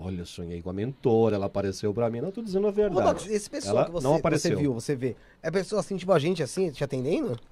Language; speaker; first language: Portuguese; native; Portuguese